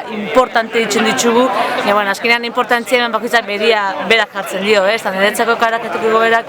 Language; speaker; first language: Basque; native; Basque